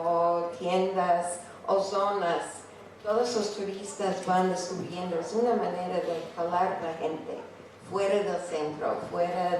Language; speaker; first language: Spanish; non-native, fluent; English